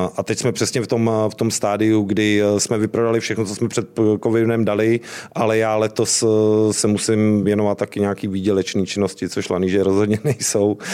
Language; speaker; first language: Czech; native; Czech